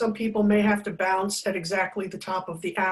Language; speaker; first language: English; native; English